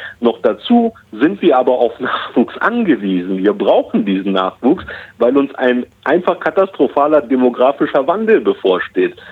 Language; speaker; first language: German; early bilingual, other home language; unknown